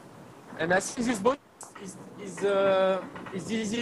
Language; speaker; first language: English; non-native, learner; French